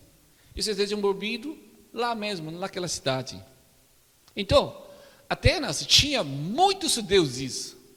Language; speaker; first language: Portuguese; non-native, learner; Korean